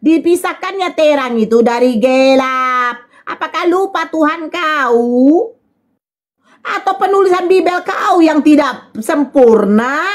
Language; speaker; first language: Indonesian; native; Indonesian